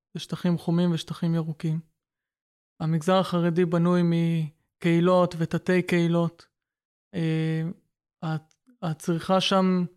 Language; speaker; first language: Hebrew; non-native, fluent; Russian